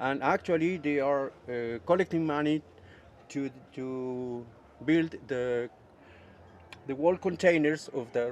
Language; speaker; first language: English; non-native, fluent; Spanish